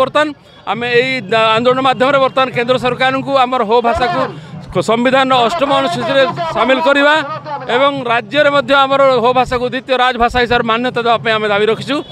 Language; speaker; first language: Odia; non-native, local second language; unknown